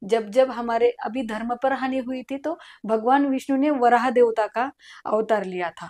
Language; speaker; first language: Hindi; non-native, local second language; Marathi